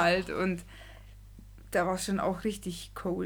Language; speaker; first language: German; native; German